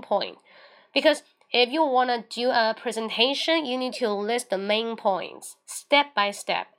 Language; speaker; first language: English; non-native, fluent; Chinese